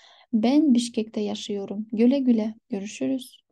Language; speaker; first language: Turkish; non-native, fluent; Kyrgyz